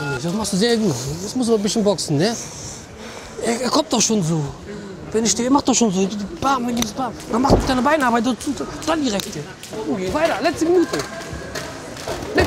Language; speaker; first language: German; non-native, fluent; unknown